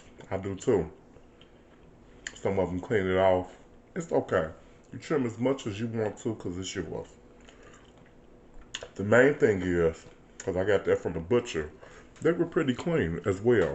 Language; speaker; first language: English; native; English